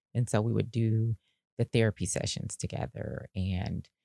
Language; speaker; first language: English; native; English